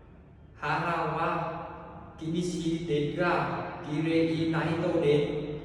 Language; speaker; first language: Japanese; non-native, learner; Vietnamese